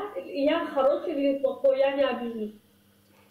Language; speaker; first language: Russian; non-native, fluent; Lezghian